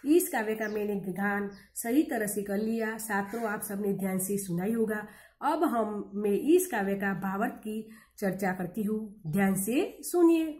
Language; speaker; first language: Hindi; non-native, local second language; Gujarati